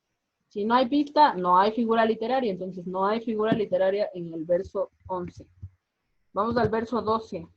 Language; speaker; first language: Spanish; native; Spanish